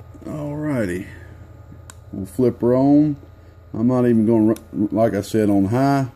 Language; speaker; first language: English; native; English